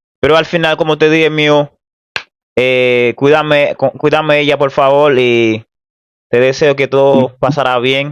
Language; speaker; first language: Spanish; non-native, fluent; Haitian Creole